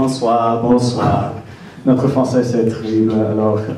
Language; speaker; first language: French; non-native, learner; English